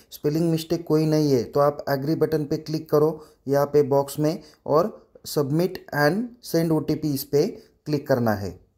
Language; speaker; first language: Hindi; non-native, local second language; Marathi